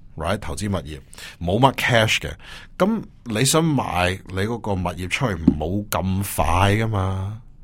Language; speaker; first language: Cantonese; early bilingual, heritage; Cantonese